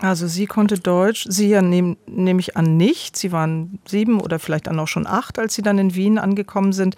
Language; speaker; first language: German; native; German